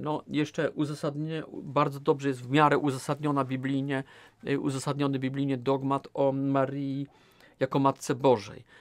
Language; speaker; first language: Polish; native; Polish